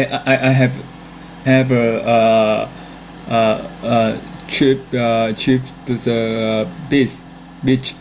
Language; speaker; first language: English; non-native, learner; Vietnamese